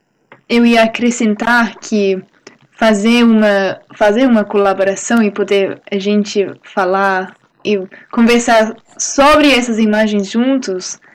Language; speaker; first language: Portuguese; non-native, fluent; English